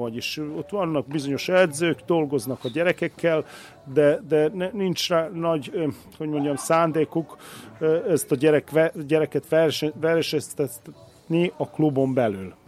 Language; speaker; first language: Hungarian; native; Hungarian